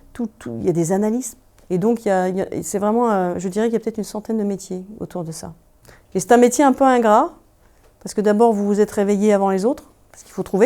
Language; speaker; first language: French; native; French